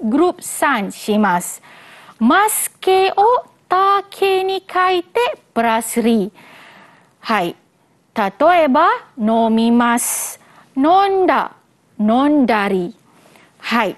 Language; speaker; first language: Japanese; non-native, fluent; Malay